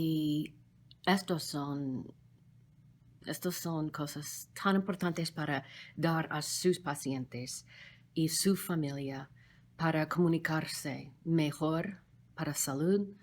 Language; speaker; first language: Spanish; non-native, fluent; English